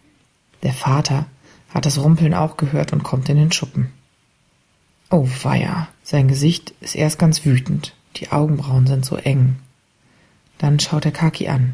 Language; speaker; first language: German; native; German